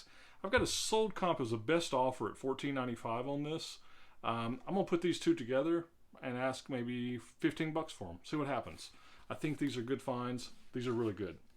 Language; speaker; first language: English; native; English